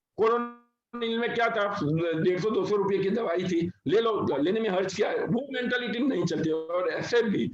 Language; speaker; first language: Hindi; non-native, local second language; Gujarati